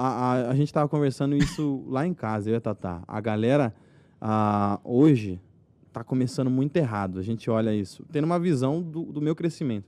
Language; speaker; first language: Portuguese; native; Portuguese